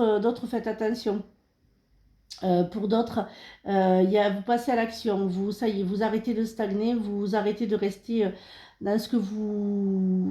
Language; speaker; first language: French; native; French